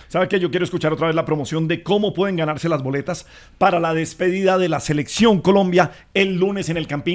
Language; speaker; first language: Spanish; native; Spanish